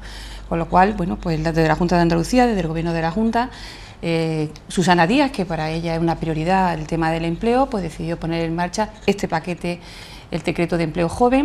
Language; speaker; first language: Spanish; native; Spanish